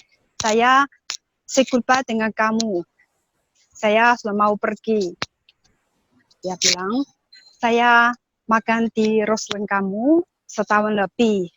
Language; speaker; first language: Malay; non-native, learner; Chinese